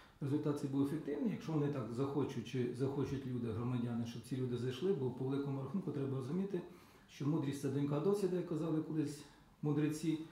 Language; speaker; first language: Ukrainian; native; Ukrainian